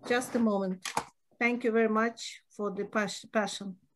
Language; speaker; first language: English; non-native, learner; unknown